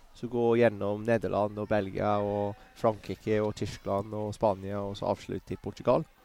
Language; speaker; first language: Norwegian; non-native, fluent; English